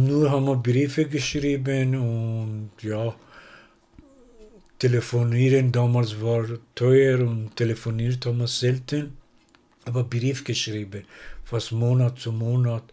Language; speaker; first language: German; non-native, learner; Persian